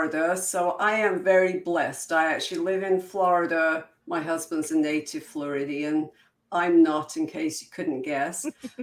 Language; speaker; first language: English; native; English